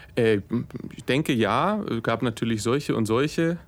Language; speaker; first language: German; native; German